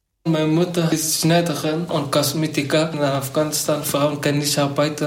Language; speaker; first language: German; non-native, learner; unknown